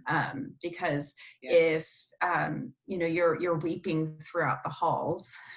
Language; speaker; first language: English; native; English